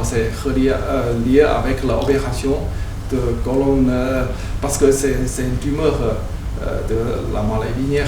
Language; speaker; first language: French; non-native, learner; Chinese